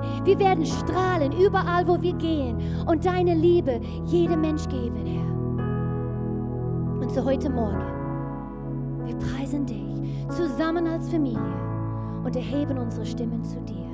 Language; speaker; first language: German; non-native, fluent; English